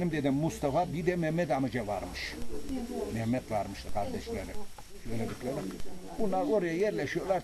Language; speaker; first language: Turkish; native; Turkish